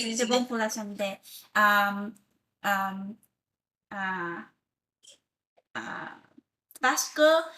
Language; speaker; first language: French; non-native, learner; Vietnamese